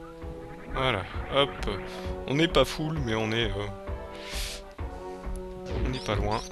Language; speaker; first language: French; native; French